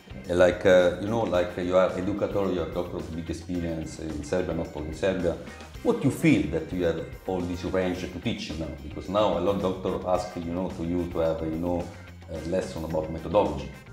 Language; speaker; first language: English; non-native, learner; Italian